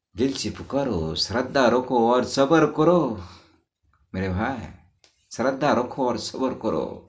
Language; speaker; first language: Hindi; non-native, local second language; Marathi